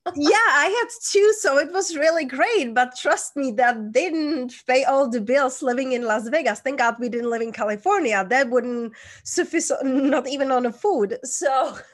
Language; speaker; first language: English; non-native, fluent; Czech